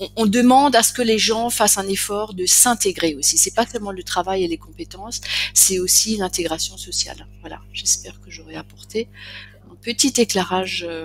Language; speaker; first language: French; native; French